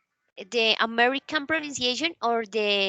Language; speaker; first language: English; non-native, learner; Spanish